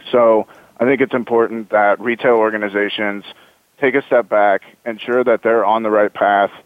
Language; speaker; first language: English; native; English